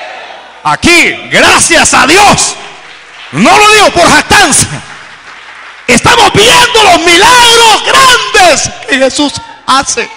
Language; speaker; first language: Spanish; native; Spanish